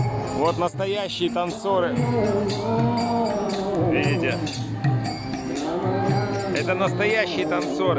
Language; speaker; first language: Russian; native; Russian